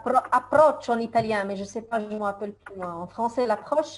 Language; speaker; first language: French; non-native, fluent; Italian